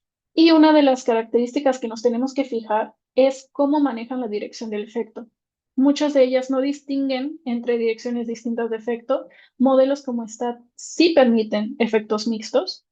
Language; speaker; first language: Spanish; native; Spanish